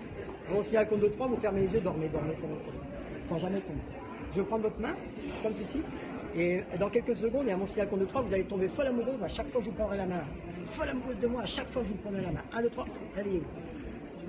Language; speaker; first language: French; native; French